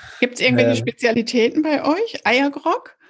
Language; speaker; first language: German; native; German